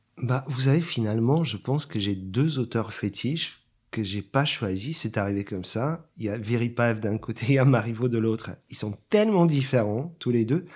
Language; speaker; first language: French; non-native, fluent; Bulgarian